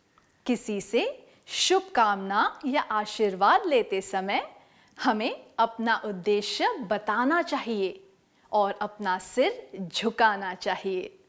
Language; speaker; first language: Hindi; native; Hindi